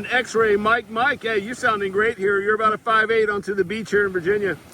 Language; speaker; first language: English; native; English